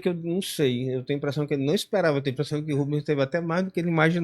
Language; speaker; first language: Portuguese; native; Portuguese